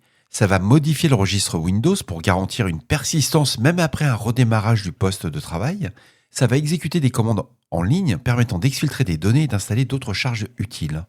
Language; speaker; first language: French; native; French